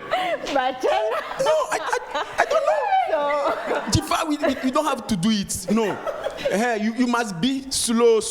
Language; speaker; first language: English; non-native, learner; French